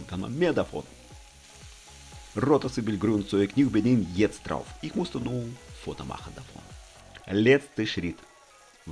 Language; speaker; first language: German; non-native, learner; Russian